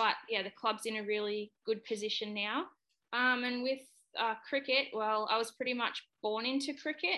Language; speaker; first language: English; native; English